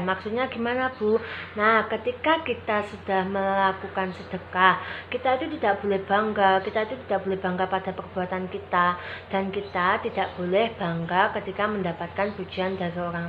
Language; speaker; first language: Indonesian; native; Indonesian